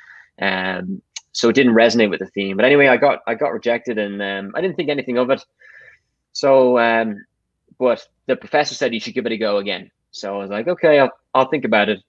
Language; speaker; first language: English; native; English